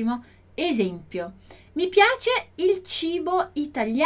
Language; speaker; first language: Italian; non-native, fluent; Portuguese